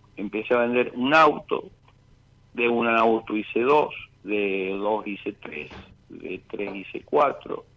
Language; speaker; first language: Spanish; native; Spanish